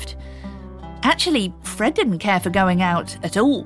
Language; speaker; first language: English; native; English